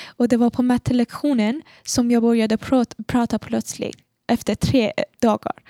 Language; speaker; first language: Swedish; non-native, fluent; Persian